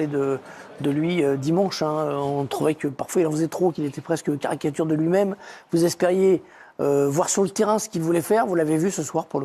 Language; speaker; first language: French; native; French